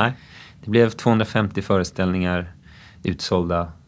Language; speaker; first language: Swedish; early bilingual, other home language; English